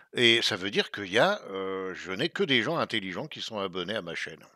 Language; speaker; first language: French; native; French